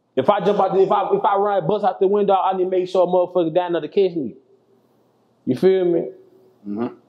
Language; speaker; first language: English; native; English